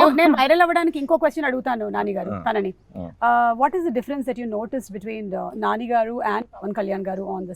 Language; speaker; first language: Telugu; native; Telugu